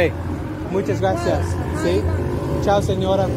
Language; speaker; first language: Spanish; non-native, learner; English